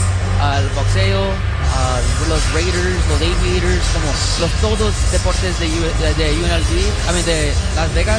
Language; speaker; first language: Spanish; early bilingual, heritage; Spanish